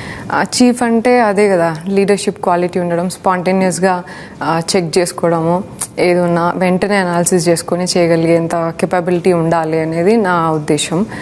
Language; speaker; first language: Telugu; native; Telugu